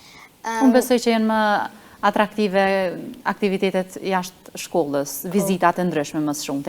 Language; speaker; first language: Albanian; native; Albanian